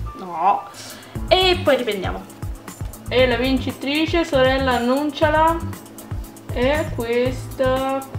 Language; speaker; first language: Italian; native; Italian